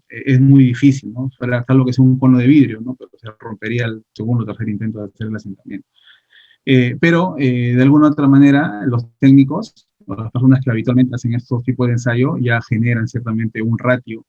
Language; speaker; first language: Spanish; native; Spanish